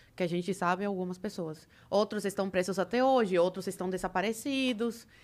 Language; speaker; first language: Portuguese; early bilingual, other home language; Spanish